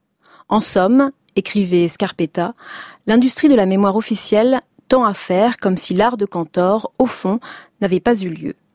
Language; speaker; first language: French; native; French